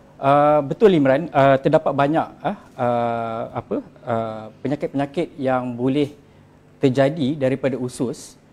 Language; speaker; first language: Malay; native; Malay